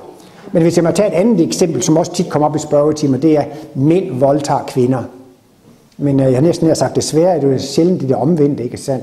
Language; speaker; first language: Danish; native; Danish